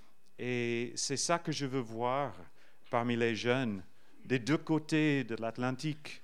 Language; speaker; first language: French; non-native, fluent; English